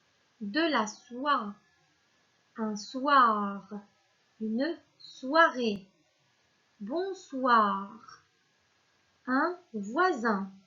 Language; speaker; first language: French; non-native, local second language; Arabic